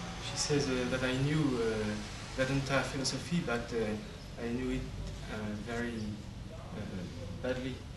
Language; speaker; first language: English; non-native, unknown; French